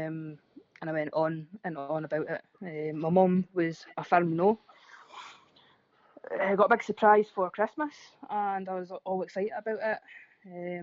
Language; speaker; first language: English; native; English